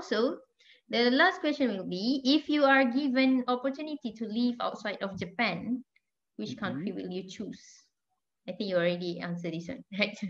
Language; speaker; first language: English; non-native, fluent; Malay